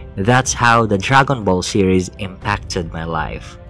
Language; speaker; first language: English; non-native, local second language; Filipino